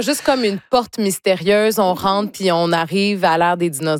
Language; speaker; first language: French; native; French